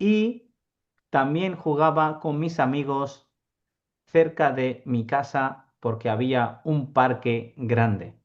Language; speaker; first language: Spanish; non-native, fluent; Urdu